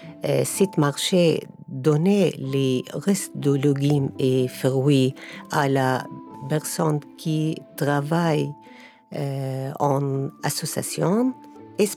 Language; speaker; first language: French; non-native, learner; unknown